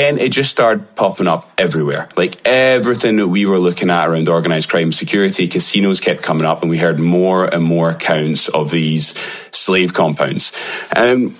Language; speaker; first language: English; native; English